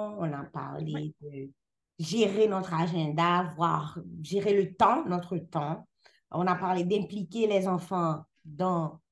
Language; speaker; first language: French; non-native, local second language; Haitian Creole